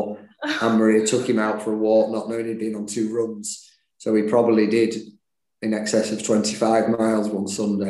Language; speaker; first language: English; native; English